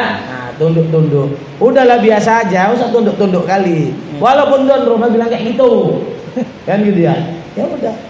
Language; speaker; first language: Indonesian; native; Indonesian